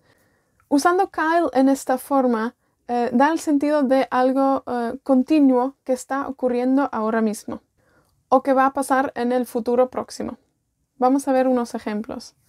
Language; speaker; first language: Spanish; non-native, fluent; Welsh